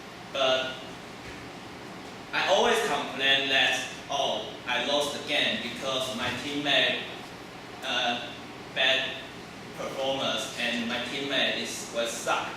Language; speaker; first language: English; non-native, learner; Chinese